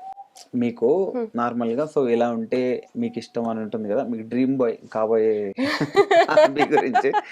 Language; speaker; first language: Telugu; native; Telugu